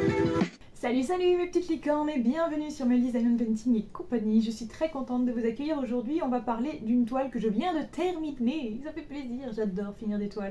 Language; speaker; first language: French; native; French